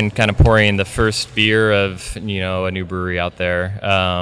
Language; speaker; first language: English; native; English